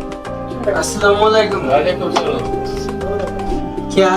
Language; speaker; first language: Hindi; non-native, learner; Bangla